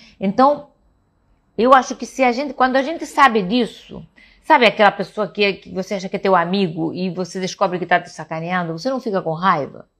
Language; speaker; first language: Portuguese; non-native, fluent; Catalan